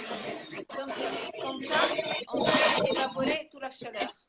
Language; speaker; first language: French; non-native, fluent; Italian